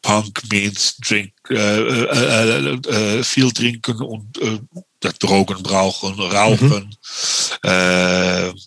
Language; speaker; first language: German; non-native, learner; Dutch